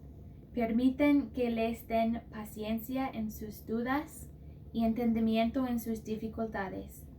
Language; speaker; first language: Spanish; non-native, fluent; English